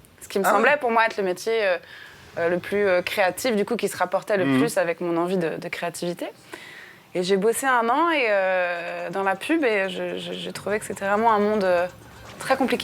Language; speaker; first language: French; native; French